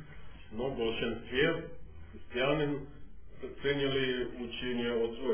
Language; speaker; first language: Russian; non-native, fluent; English